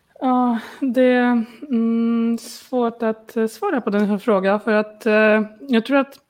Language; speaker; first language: Swedish; non-native, learner; Polish